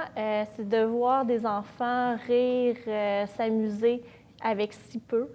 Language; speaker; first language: French; native; French